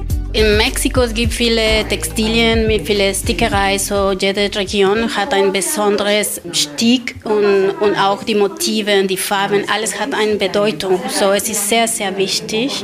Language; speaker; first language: German; non-native, learner; Spanish